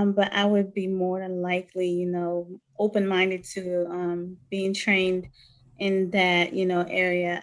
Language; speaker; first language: English; non-native, fluent; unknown